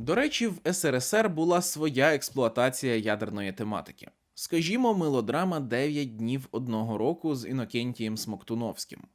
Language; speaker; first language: Ukrainian; native; Ukrainian